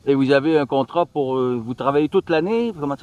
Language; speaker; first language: French; non-native, local second language; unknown